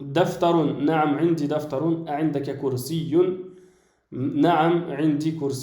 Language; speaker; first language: Arabic; non-native, fluent; French